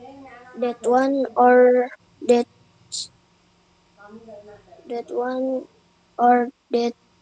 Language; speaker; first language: English; non-native, learner; Indonesian